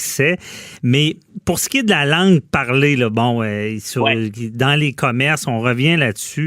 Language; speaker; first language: French; native; French